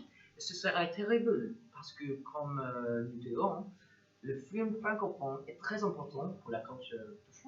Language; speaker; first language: French; non-native, learner; English